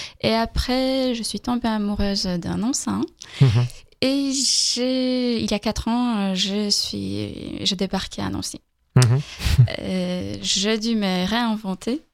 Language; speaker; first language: French; non-native, fluent; Polish